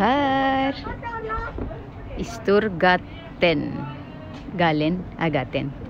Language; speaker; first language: Norwegian; non-native, learner; Filipino